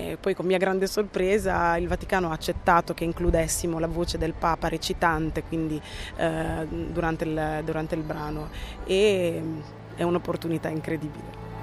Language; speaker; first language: Italian; non-native, fluent; French